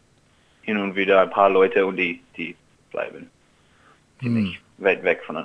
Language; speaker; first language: German; early bilingual, heritage; German